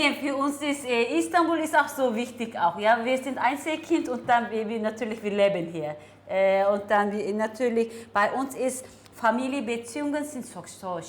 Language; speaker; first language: German; non-native, learner; Turkish